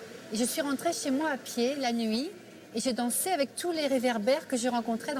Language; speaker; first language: French; native; French